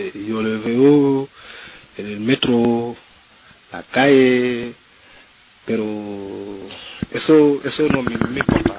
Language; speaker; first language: Spanish; non-native, learner; French